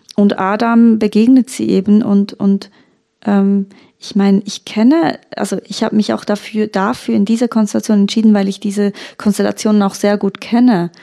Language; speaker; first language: German; early bilingual, other home language; Turkish